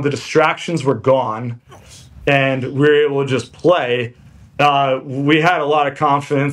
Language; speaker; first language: English; native; English